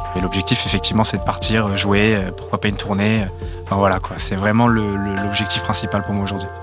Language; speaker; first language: French; early bilingual, other home language; Serbian